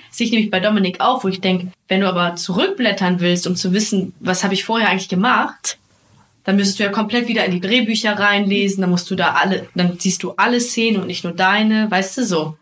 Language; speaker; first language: German; native; German